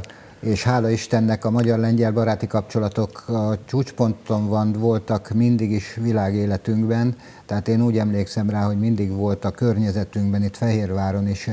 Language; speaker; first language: Hungarian; native; Hungarian